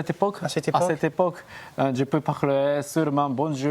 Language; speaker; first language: French; non-native, learner; Japanese